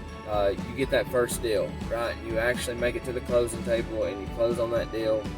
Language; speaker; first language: English; native; English